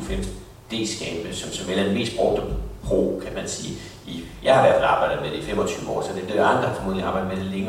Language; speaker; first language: Danish; native; Danish